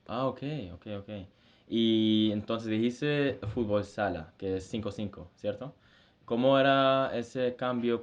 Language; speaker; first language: Spanish; early bilingual, heritage; Spanish